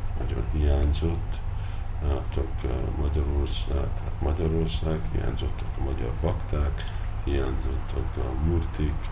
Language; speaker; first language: Hungarian; early bilingual, heritage; Hungarian